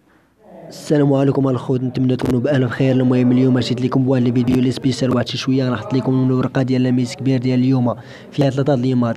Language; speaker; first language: Arabic; native; Arabic